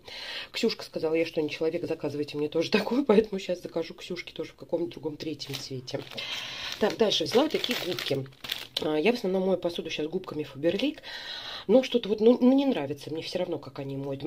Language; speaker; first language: Russian; native; Russian